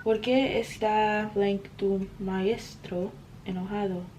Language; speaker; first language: Spanish; non-native, learner; English